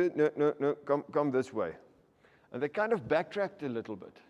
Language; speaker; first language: English; non-native, local second language; Afrikaans